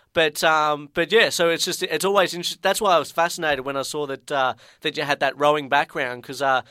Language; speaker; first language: English; native; English